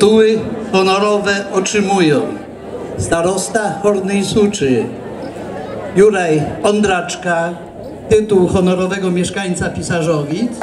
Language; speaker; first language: Polish; native; Polish